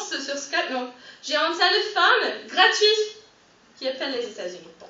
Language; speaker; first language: French; non-native, fluent; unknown